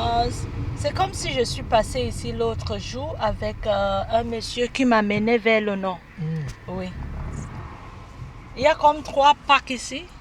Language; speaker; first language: French; non-native, fluent; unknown